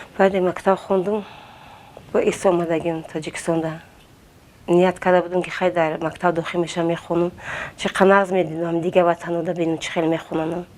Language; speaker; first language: Tajik; non-native, fluent; Avaric